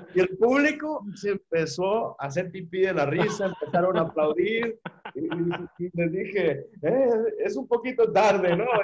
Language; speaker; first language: Spanish; native; Spanish